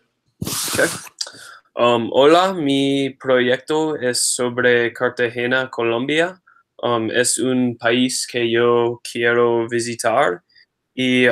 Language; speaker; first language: Spanish; non-native, learner; English